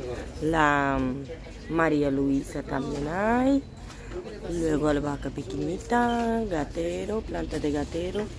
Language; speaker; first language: Spanish; non-native, fluent; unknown